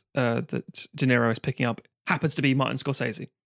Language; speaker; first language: English; native; English